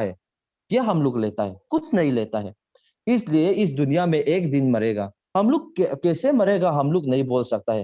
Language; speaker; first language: Hindi; non-native, local second language; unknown